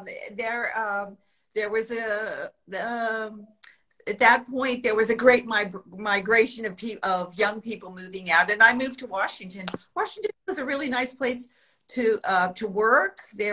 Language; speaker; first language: English; native; English